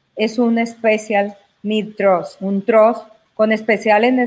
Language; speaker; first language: Spanish; native; Spanish